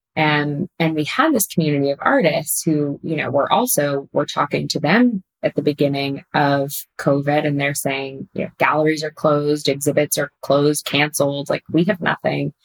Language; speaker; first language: English; native; English